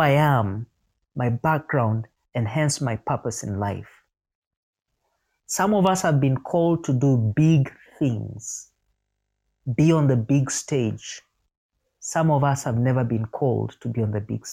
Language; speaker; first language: English; non-native, local second language; Ganda